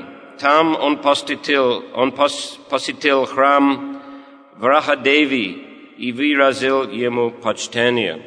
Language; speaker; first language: Russian; non-native, learner; English